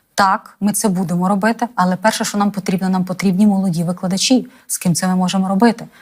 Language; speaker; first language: Ukrainian; native; Ukrainian